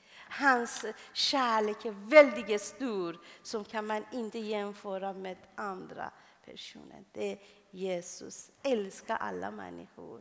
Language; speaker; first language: Swedish; non-native, fluent; Persian